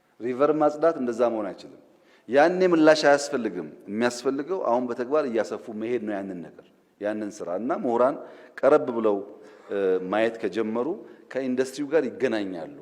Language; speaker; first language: Amharic; non-native, local second language; Oromo